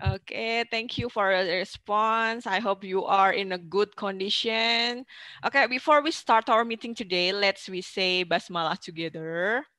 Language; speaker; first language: English; non-native, fluent; Indonesian